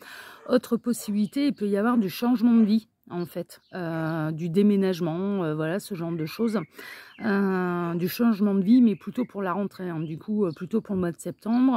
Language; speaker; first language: French; native; French